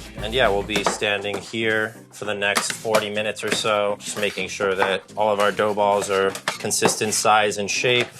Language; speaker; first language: English; native; English